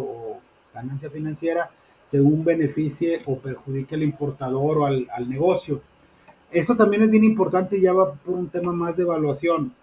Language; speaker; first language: Spanish; native; Spanish